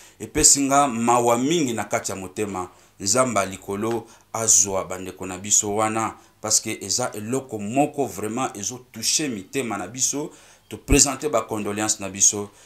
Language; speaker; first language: Lingala; non-native, local second language; Swahili